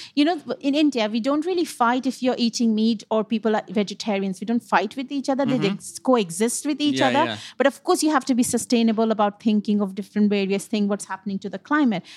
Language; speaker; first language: English; non-native, local second language; Punjabi